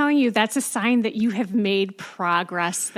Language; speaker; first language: English; native; English